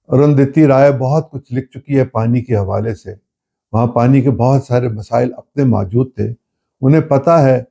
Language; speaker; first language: Urdu; non-native, local second language; Punjabi